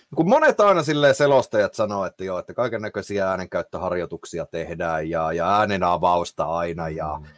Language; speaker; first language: Finnish; native; Finnish